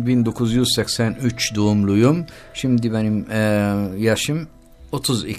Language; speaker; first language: Turkish; non-native, learner; Arabic